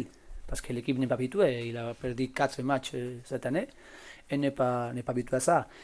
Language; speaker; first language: French; non-native, learner; Spanish